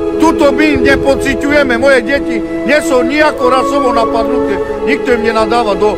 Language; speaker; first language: Slovak; non-native, local second language; Romany